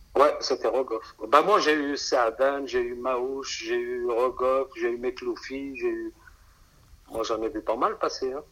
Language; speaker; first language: French; native; French